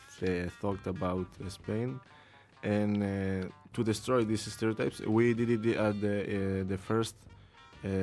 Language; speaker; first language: English; non-native, learner; Spanish